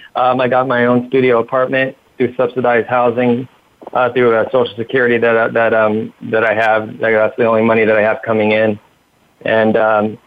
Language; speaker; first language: English; native; English